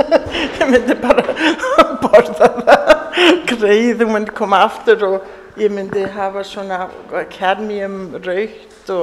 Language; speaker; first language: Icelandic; early bilingual, heritage; English